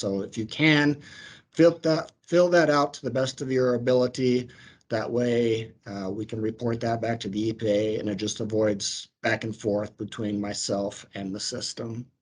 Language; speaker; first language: English; native; English